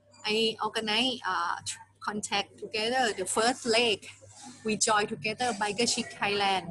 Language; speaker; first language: English; non-native, learner; Thai